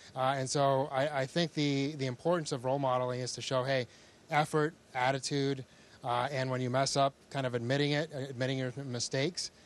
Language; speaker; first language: English; early bilingual, other home language; Spanish